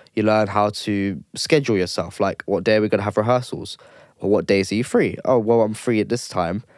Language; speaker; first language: English; native; English